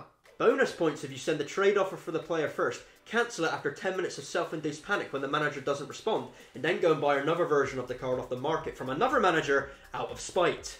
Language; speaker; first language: English; native; English